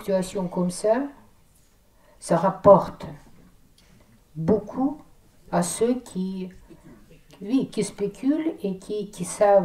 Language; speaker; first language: French; non-native, fluent; Russian